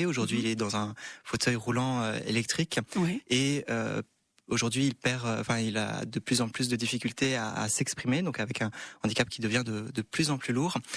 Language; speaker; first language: French; native; French